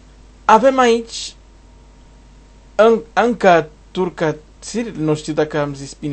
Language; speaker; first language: Romanian; non-native, learner; Portuguese